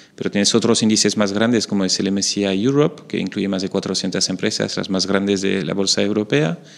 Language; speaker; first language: Spanish; non-native, fluent; French